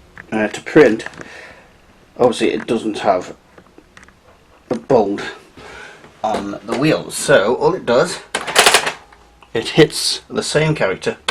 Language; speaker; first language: English; native; English